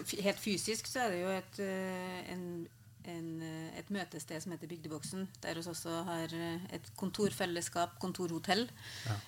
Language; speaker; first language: Norwegian; native; Norwegian